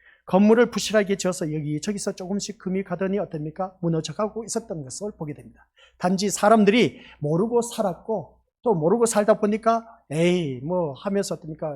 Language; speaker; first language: Korean; native; Korean